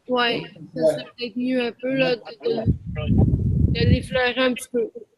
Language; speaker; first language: French; native; French